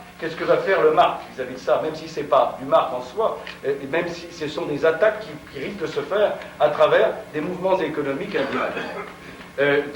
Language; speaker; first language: French; native; French